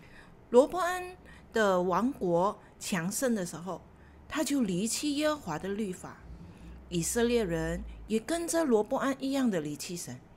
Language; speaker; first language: Chinese; native; Chinese